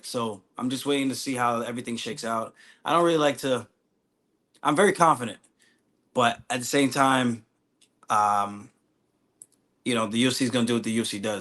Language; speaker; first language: English; native; English